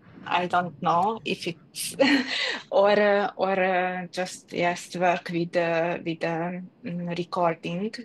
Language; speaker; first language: English; non-native, learner; Hungarian